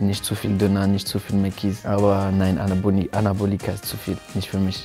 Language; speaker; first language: German; non-native, learner; French